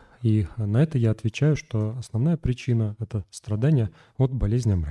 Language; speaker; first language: Russian; native; Russian